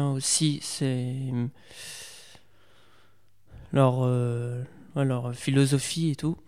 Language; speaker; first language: French; native; French